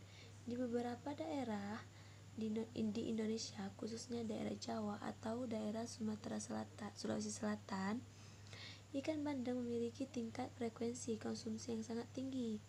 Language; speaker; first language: Indonesian; non-native, local second language; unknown